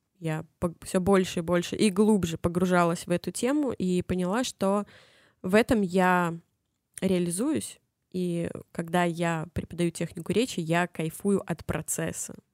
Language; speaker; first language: Russian; native; Russian